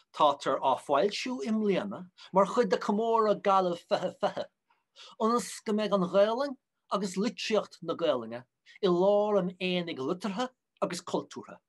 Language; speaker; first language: Irish; native; Irish